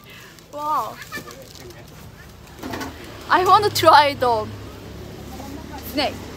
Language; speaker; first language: English; non-native, learner; Korean